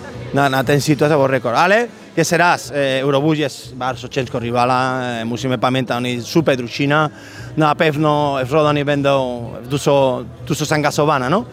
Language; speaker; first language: Polish; non-native, learner; Spanish